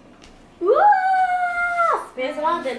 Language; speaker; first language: Japanese; native; Japanese